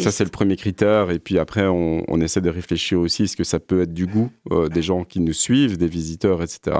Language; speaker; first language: French; native; French